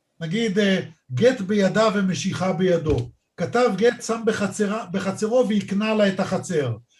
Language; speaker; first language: Hebrew; native; Hebrew